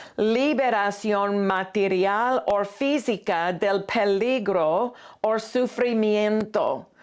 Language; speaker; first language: Spanish; non-native, fluent; English